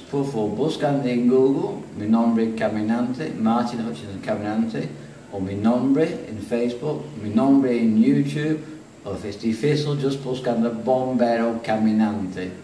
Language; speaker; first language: Spanish; non-native, learner; English